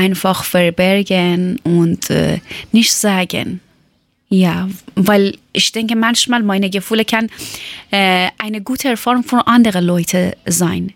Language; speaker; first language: German; non-native, learner; Persian